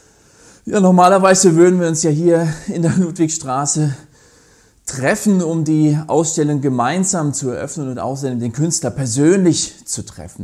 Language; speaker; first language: German; native; German